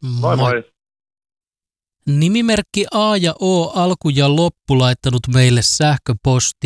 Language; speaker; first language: Finnish; native; Finnish